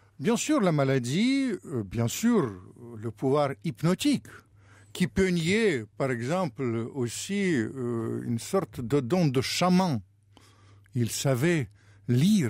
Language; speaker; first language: French; non-native, fluent; Russian